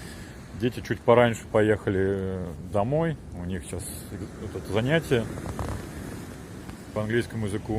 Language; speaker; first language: Russian; native; Russian